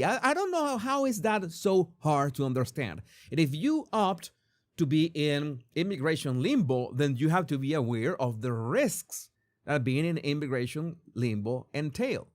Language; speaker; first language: English; non-native, fluent; Spanish